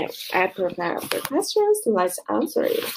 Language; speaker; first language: English; non-native, learner; Chinese